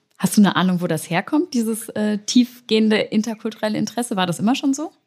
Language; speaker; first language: German; native; German